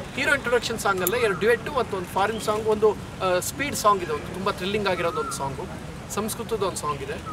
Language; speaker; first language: Kannada; native; Kannada